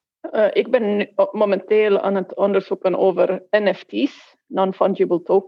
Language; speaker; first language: Dutch; non-native, fluent; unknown